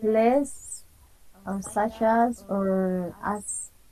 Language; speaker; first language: English; non-native, fluent; Spanish